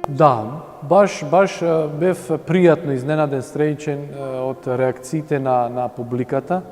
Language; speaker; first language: Macedonian; early bilingual, heritage; Macedonian